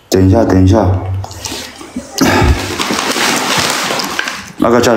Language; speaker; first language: Chinese; non-native, local second language; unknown